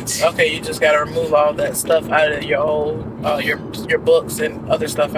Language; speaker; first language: English; native; English